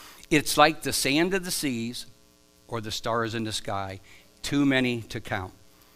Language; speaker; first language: English; native; English